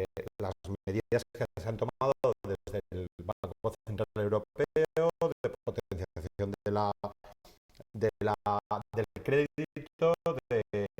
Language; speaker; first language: Spanish; native; Spanish